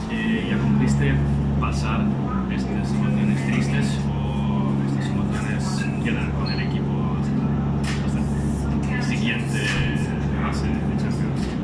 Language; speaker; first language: Spanish; non-native, learner; Russian